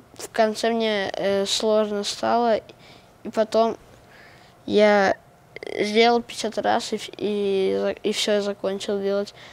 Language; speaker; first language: Russian; non-native, local second language; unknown